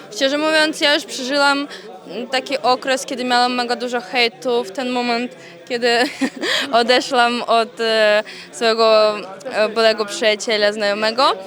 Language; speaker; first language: Polish; non-native, learner; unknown